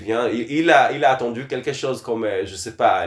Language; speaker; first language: French; non-native, fluent; Hebrew